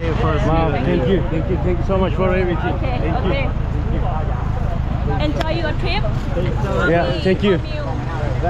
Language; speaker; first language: English; non-native, learner; Thai